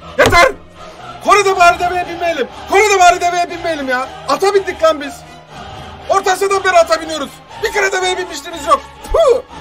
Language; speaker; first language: Turkish; native; Turkish